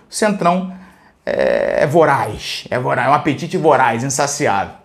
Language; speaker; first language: Portuguese; native; Portuguese